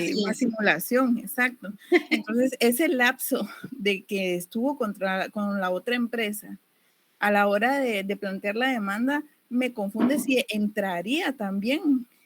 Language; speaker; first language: Spanish; native; Spanish